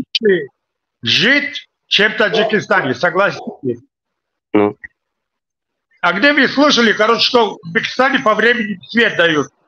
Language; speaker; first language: Russian; non-native, local second language; Tajik